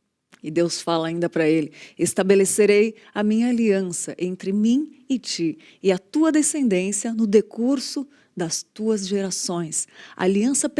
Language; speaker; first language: Portuguese; native; Portuguese